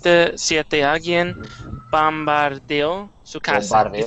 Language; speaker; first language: Spanish; non-native, learner; English